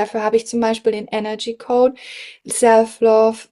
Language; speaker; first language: German; native; German